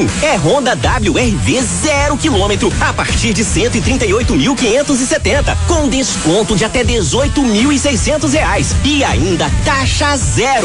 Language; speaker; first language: Portuguese; native; Portuguese